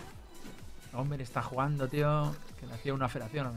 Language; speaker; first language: Spanish; native; Spanish